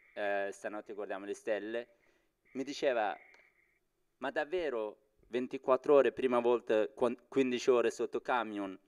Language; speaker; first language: Italian; non-native, fluent; Persian